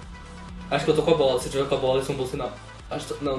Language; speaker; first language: Portuguese; native; Portuguese